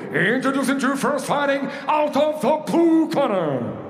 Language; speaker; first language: English; non-native, fluent; Russian